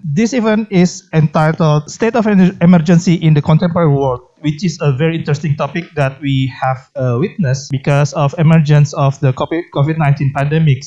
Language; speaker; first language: English; non-native, fluent; Indonesian